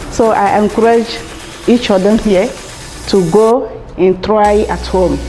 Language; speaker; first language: English; non-native, fluent; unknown